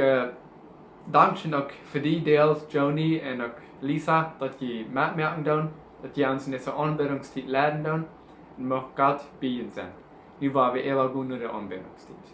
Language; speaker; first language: German; non-native, learner; Plautdietsch